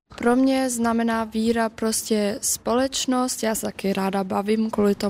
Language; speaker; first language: Czech; early bilingual, heritage; Czech